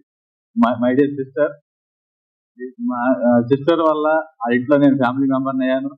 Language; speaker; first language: Telugu; native; Telugu